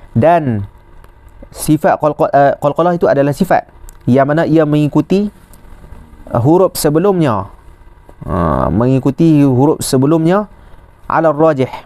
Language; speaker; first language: Malay; native; Malay